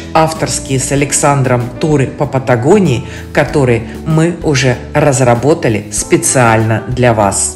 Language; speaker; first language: Russian; native; Russian